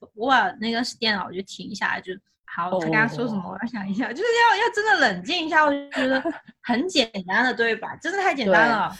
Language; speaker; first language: Chinese; non-native, local second language; Cantonese